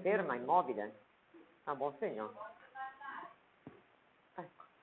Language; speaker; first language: Italian; native; Italian